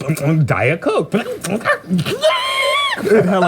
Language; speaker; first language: English; native; English